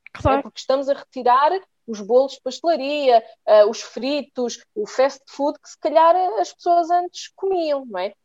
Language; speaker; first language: Portuguese; native; Portuguese